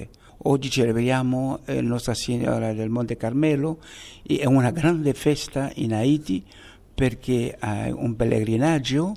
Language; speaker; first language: Italian; non-native, fluent; Haitian Creole